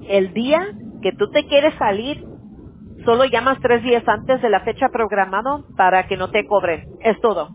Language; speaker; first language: Spanish; early bilingual, other home language; English